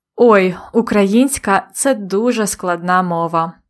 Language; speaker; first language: Ukrainian; native; Ukrainian